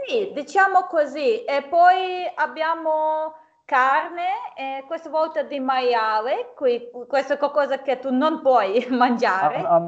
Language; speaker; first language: Italian; non-native, fluent; Serbian